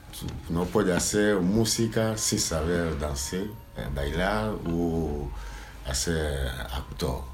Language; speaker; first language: Spanish; non-native, learner; Lingala